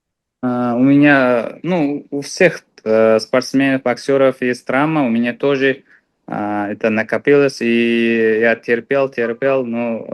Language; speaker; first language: Russian; non-native, fluent; Uzbek